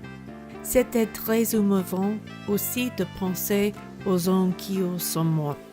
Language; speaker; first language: French; non-native, learner; English